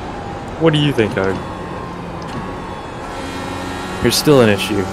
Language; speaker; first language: English; native; English